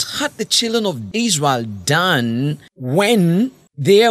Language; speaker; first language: English; non-native, local second language; Kikuyu